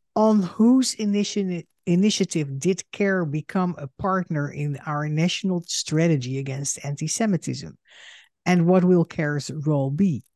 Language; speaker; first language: English; non-native, fluent; Dutch